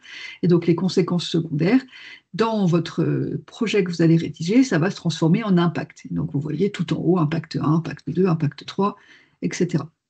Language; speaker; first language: French; native; French